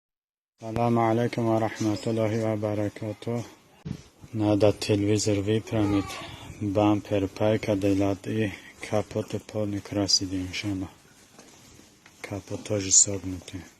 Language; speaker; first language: Russian; non-native, local second language; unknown